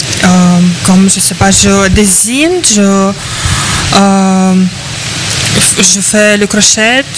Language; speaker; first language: French; non-native, learner; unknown